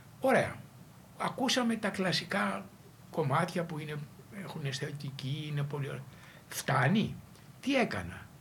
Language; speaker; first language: Greek; native; Greek